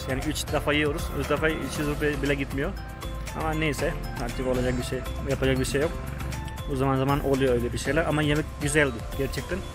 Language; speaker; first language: Turkish; non-native, fluent; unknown